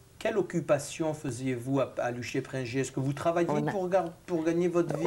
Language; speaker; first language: French; native; French